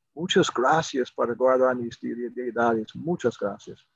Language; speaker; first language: Spanish; non-native, fluent; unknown